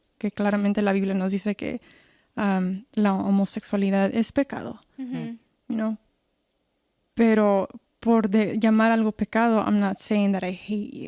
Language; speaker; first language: Spanish; early bilingual, heritage; Spanish